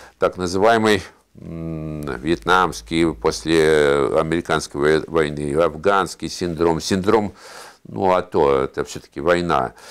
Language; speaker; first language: Russian; native; Russian